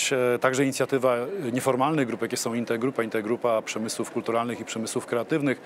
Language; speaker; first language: Polish; native; Polish